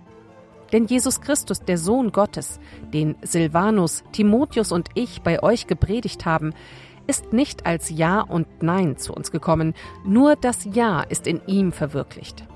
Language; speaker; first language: German; native; German